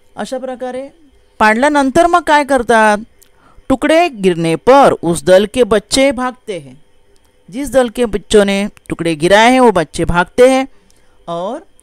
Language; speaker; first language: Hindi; non-native, local second language; Marathi